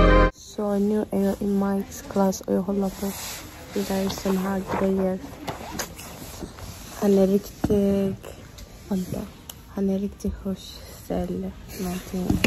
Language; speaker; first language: Swedish; non-native, fluent; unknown